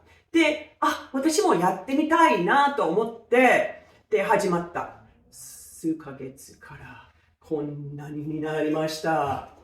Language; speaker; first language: Japanese; non-native, fluent; English